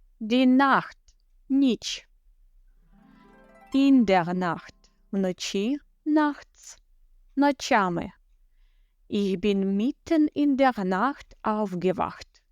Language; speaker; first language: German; non-native, fluent; Ukrainian